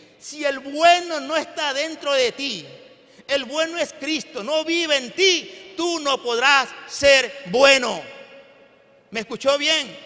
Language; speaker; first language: Spanish; native; Spanish